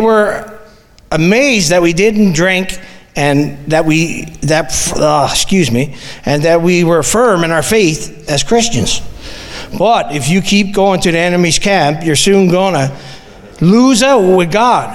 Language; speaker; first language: English; native; English